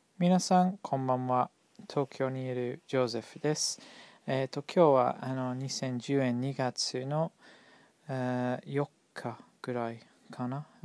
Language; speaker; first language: Japanese; non-native, fluent; English